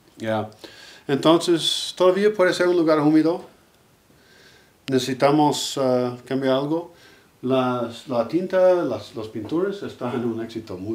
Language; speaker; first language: Spanish; non-native, learner; English